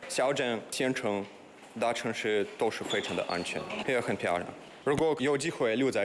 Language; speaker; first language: Chinese; non-native, fluent; Russian